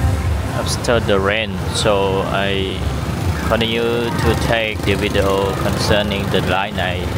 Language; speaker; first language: English; non-native, learner; Khmer